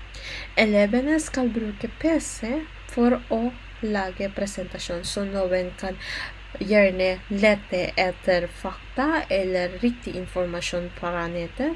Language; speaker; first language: Norwegian; non-native, learner; Filipino